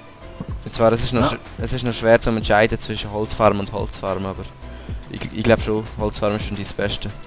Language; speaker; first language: German; native; German